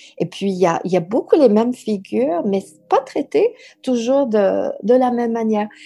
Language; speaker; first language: French; non-native, local second language; English